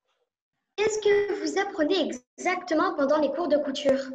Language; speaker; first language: French; early bilingual, heritage; French